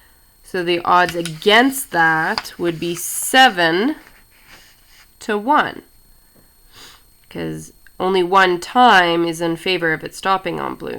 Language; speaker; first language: English; native; English